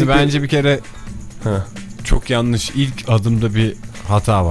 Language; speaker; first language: Turkish; native; Turkish